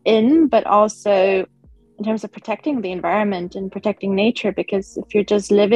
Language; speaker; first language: English; non-native, local second language; Swedish